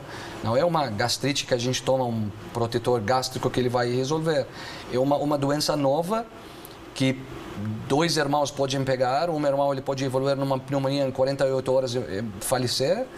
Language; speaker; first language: Portuguese; non-native, fluent; Arabic